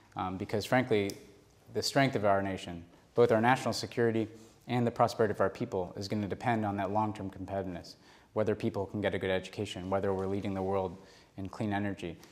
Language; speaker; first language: English; native; English